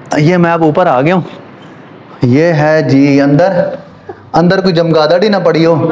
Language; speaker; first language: Urdu; non-native, local second language; Punjabi